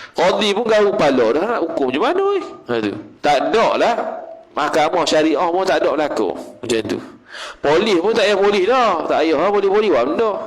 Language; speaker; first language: Malay; native; Malay